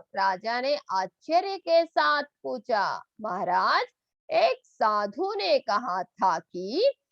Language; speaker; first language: Hindi; non-native, local second language; Telugu